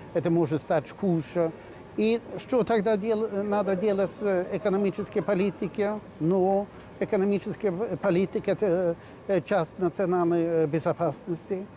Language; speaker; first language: Russian; non-native, fluent; Swedish